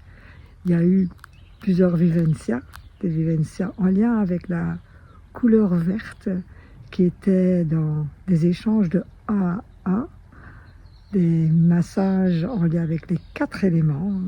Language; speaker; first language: French; native; French